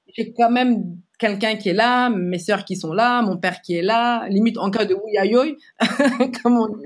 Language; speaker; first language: French; native; French